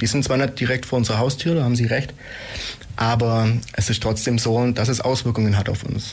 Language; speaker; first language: German; native; German